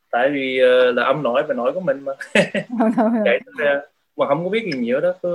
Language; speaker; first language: Vietnamese; early bilingual, heritage; Vietnamese